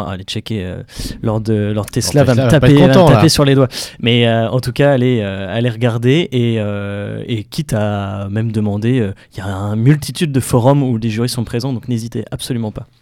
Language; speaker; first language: French; native; French